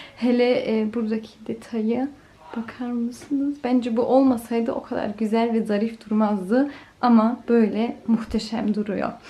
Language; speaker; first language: Turkish; early bilingual, heritage; Turkish